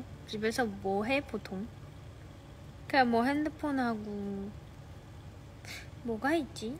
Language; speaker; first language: Korean; non-native, fluent; Chinese